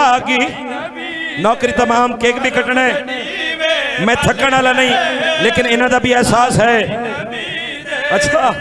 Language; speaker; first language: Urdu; non-native, local second language; Saraiki